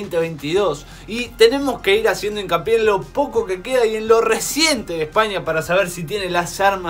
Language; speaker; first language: Spanish; native; Spanish